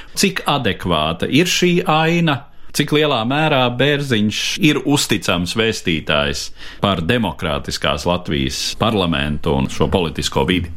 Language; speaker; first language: Latvian; native; Latvian